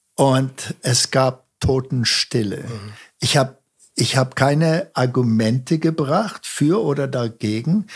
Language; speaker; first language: German; early bilingual, heritage; German